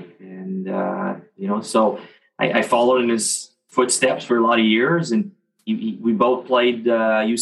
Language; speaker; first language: English; non-native, fluent; French